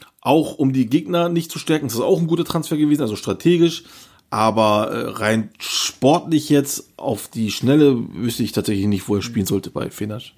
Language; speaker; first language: German; early bilingual, other home language; Turkish